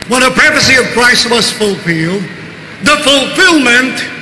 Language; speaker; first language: English; non-native, local second language; Filipino